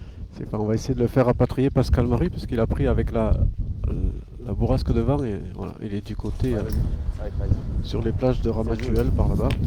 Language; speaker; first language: French; native; French